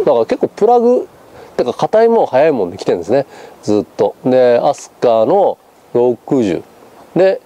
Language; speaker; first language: Japanese; native; Japanese